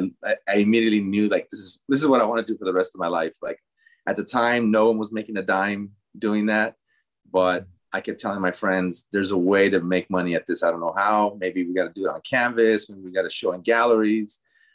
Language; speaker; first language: English; early bilingual, other home language; Spanish